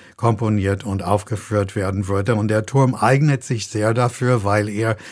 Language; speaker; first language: German; non-native, fluent; English